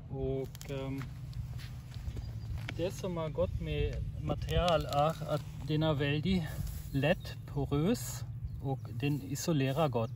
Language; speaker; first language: Norwegian; non-native, fluent; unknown